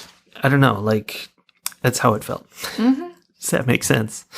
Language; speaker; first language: English; native; English